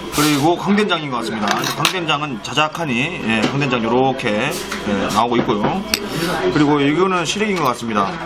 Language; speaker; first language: Korean; native; Korean